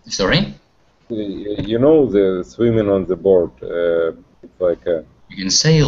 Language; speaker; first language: English; non-native, learner; Russian